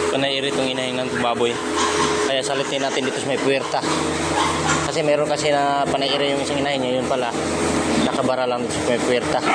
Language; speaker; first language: Filipino; non-native, local second language; Cebuano